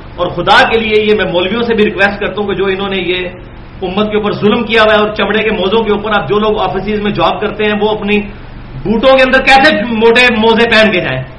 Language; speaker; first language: Urdu; non-native, local second language; Punjabi